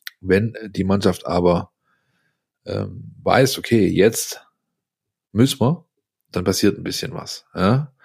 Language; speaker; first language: German; native; German